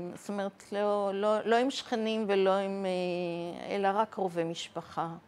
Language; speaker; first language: Hebrew; early bilingual, other home language; Arabic